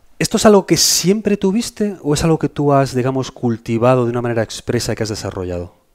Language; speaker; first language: Spanish; native; Spanish